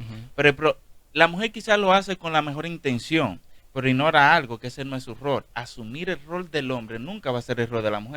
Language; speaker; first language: Spanish; native; Spanish